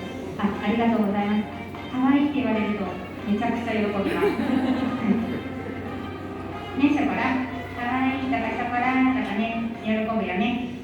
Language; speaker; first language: Japanese; native; Japanese